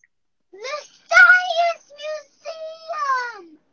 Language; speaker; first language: English; non-native, learner; Chinese